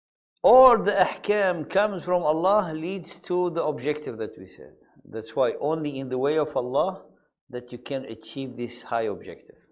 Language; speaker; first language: English; non-native, fluent; Arabic